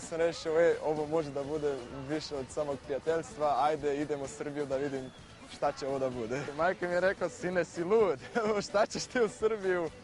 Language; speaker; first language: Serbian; non-native, fluent; Portuguese